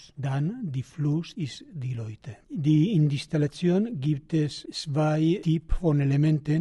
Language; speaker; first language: German; non-native, learner; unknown